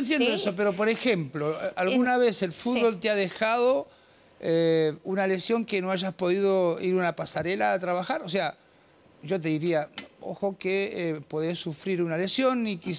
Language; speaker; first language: Spanish; native; Spanish